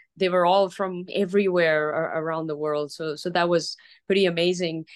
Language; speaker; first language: English; early bilingual, other home language; Arabic